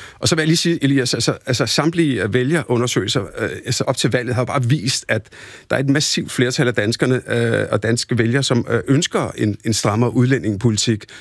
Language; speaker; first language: Danish; early bilingual, other home language; Punjabi